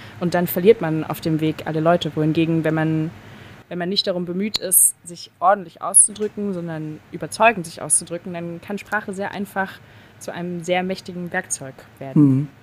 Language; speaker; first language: German; native; German